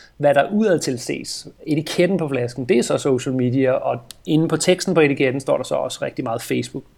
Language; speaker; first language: Danish; native; Danish